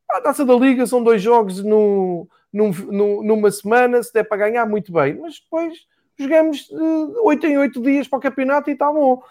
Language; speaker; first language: Portuguese; native; Portuguese